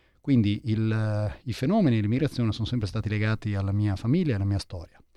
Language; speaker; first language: Italian; early bilingual, heritage; Italian